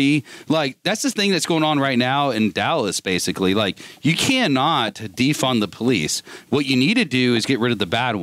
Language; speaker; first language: English; native; English